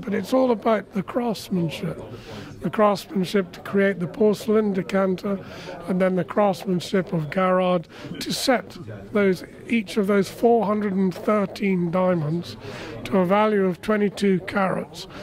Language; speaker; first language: English; native; English